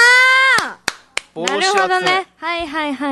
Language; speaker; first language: Japanese; native; Japanese